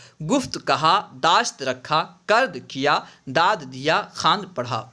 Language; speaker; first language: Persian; non-native, fluent; Urdu